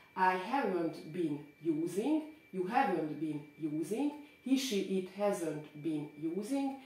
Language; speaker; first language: English; non-native, fluent; Hungarian